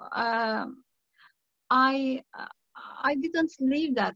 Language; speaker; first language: English; non-native, learner; Turkish